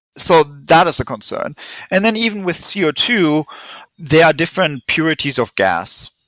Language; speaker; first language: English; non-native, fluent; German